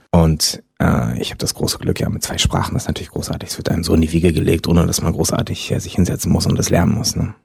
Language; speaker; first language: German; native; German